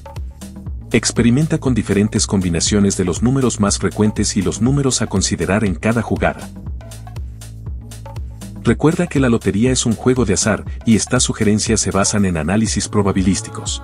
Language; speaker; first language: Spanish; native; Spanish